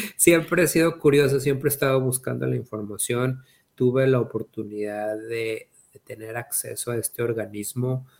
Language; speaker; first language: Spanish; native; Spanish